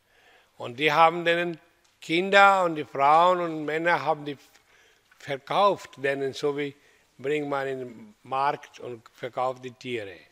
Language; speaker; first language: German; non-native, learner; Hindi